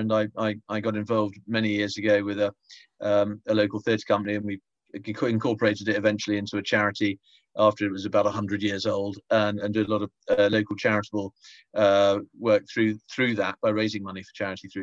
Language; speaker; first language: English; native; English